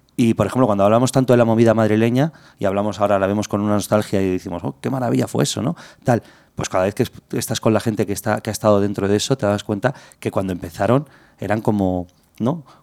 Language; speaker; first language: Spanish; native; Spanish